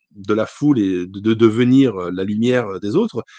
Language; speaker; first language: French; native; French